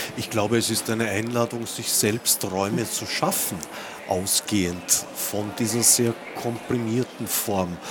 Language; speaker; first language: German; native; German